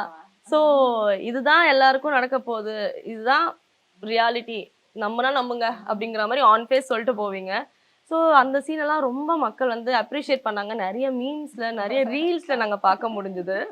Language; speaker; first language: Tamil; native; Tamil